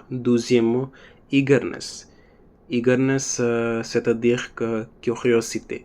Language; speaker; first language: French; non-native, learner; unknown